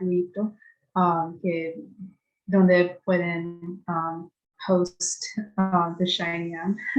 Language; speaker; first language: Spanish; non-native, fluent; English